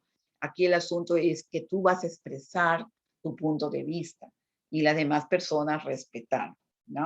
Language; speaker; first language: Spanish; native; Spanish